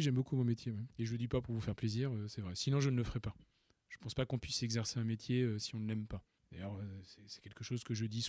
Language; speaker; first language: French; native; French